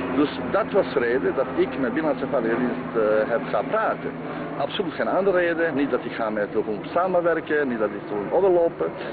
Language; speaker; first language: Dutch; non-native, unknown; Croatian